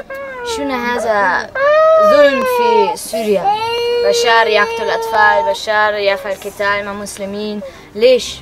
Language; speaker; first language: Arabic; non-native, learner; German